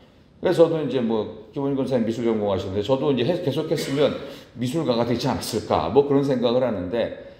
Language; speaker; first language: Korean; native; Korean